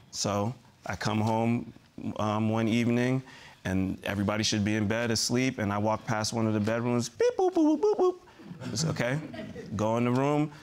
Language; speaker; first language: English; native; English